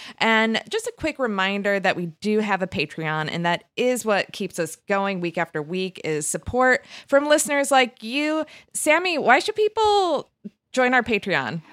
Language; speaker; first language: English; native; English